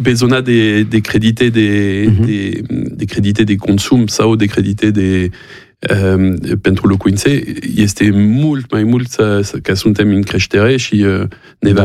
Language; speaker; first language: Romanian; non-native, learner; French